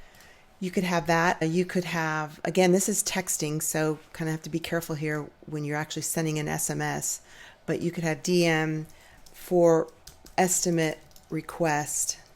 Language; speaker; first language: English; native; English